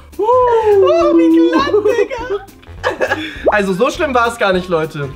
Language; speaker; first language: German; early bilingual, other home language; Italian